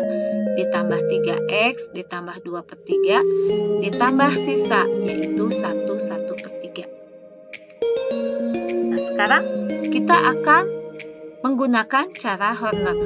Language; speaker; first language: Indonesian; native; Indonesian